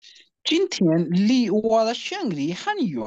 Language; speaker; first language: Chinese; non-native, learner; Urdu